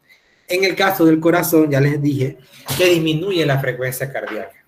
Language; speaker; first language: Spanish; native; Spanish